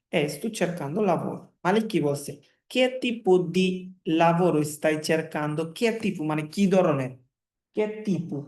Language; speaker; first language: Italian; non-native, learner; Bangla